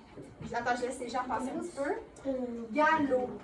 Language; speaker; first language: French; native; French